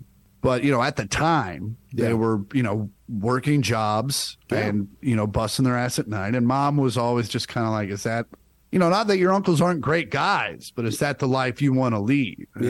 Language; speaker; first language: English; native; English